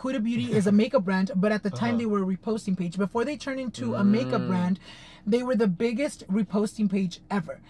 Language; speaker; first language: English; early bilingual, other home language; Spanish